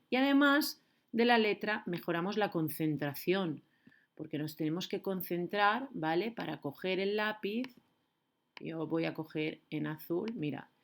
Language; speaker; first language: Spanish; native; Spanish